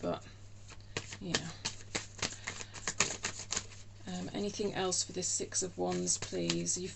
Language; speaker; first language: English; native; English